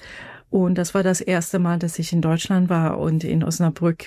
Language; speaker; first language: German; non-native, fluent; Persian